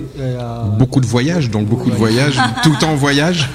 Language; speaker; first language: French; native; French